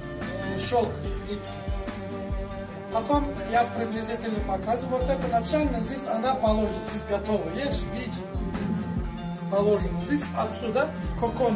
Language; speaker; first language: Russian; non-native, learner; Turkish